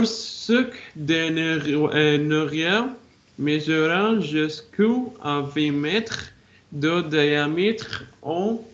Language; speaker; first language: French; non-native, learner; Arabic